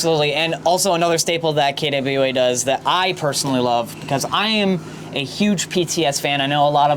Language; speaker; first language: English; native; English